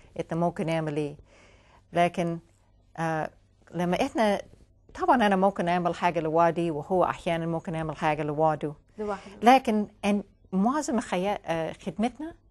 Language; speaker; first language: Arabic; non-native, learner; English